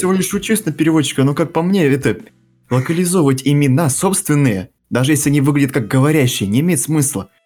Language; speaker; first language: Russian; native; Russian